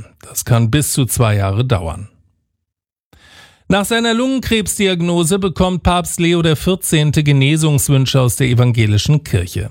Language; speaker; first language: German; native; German